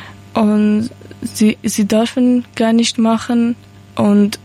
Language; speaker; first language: German; non-native, learner; Persian